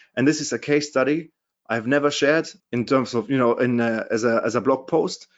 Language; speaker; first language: English; non-native, fluent; German